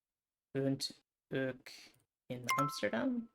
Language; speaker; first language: Dutch; non-native, learner; English